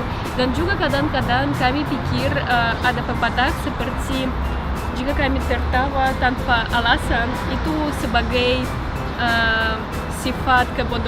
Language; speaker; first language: Indonesian; non-native, learner; Russian